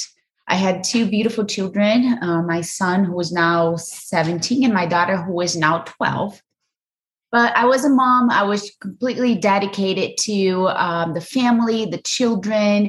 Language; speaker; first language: English; non-native, fluent; Portuguese